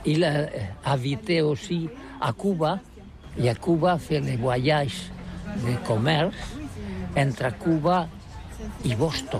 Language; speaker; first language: French; non-native, learner; Catalan